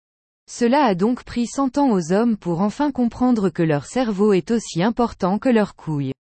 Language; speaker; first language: French; native; French